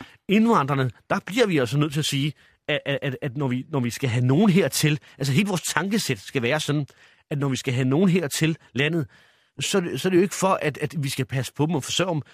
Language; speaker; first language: Danish; early bilingual, other home language; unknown